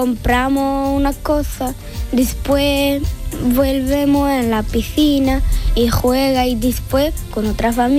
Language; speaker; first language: Spanish; non-native, learner; Arabic